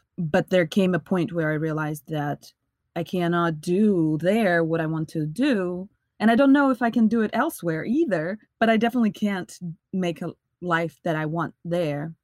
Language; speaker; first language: English; non-native, fluent; Russian